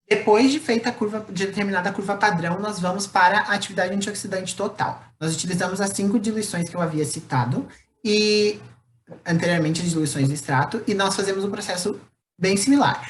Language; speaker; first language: Portuguese; native; Portuguese